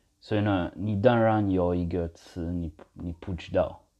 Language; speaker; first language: Chinese; non-native, learner; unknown